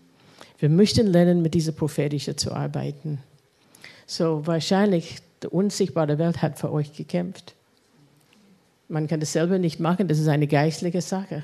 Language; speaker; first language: German; non-native, fluent; English